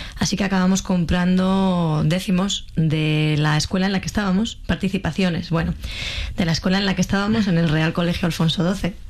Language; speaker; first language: Spanish; native; Spanish